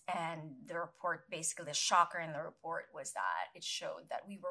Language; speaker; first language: English; non-native, local second language; Filipino